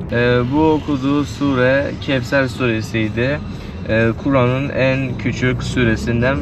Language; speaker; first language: Turkish; non-native, fluent; Persian